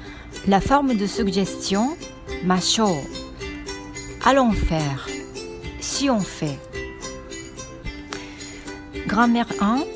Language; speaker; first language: French; non-native, fluent; Japanese